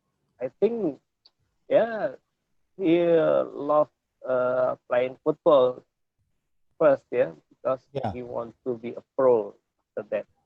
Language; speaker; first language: English; non-native, learner; Indonesian